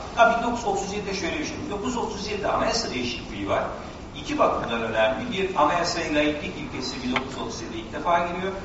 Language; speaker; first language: Turkish; native; Turkish